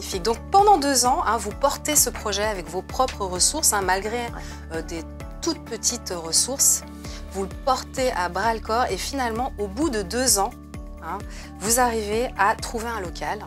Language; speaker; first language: French; native; French